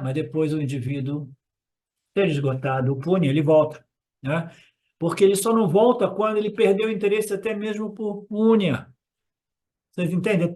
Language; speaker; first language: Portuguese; non-native, fluent; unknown